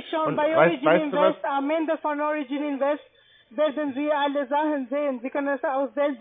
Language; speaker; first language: German; non-native, fluent; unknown